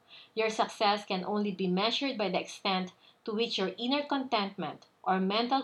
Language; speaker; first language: English; non-native, local second language; Filipino